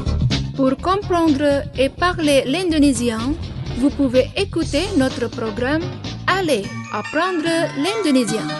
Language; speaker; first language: French; non-native, fluent; Indonesian